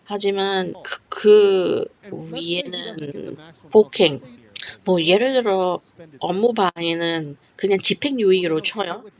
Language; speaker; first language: Korean; non-native, fluent; English